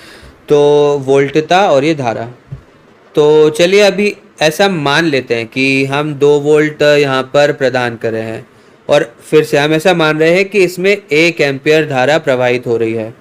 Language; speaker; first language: Hindi; native; Hindi